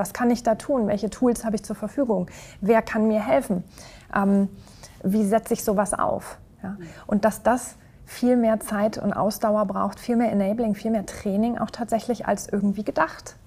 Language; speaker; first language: German; native; German